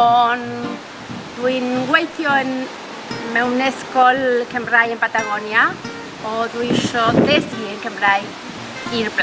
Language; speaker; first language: Welsh; non-native, learner; Spanish